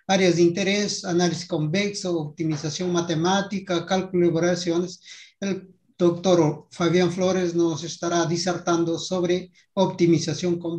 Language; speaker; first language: Spanish; native; Spanish